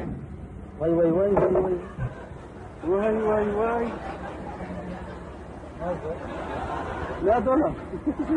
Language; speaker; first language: Hebrew; native; Hebrew